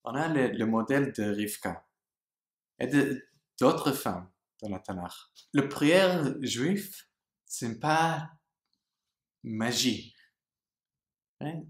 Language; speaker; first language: French; non-native, learner; English